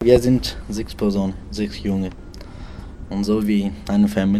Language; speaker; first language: German; non-native, learner; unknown